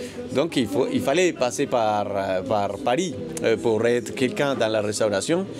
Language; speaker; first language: French; non-native, fluent; Spanish